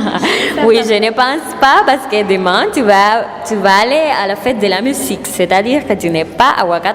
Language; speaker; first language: French; non-native, learner; Spanish